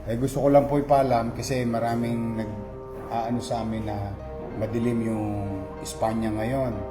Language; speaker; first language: Filipino; native; Filipino